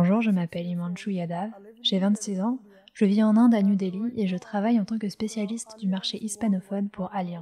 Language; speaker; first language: French; non-native, fluent; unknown